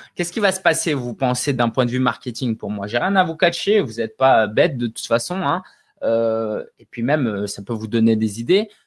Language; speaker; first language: French; native; French